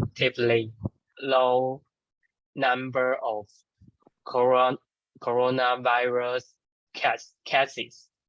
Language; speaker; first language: English; non-native, learner; Chinese